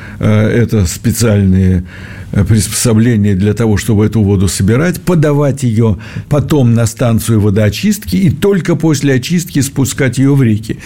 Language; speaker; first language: Russian; native; Russian